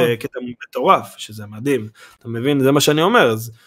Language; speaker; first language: Hebrew; native; Hebrew